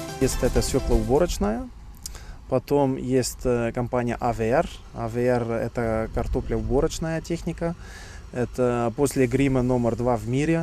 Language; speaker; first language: Russian; non-native, fluent; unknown